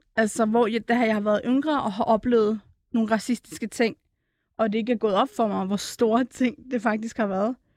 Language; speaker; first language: Danish; early bilingual, other home language; Turkish